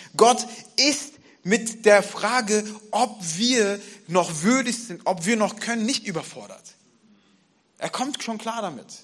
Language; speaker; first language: German; native; German